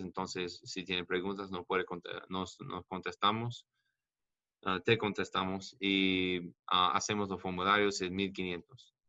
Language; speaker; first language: Spanish; non-native, learner; English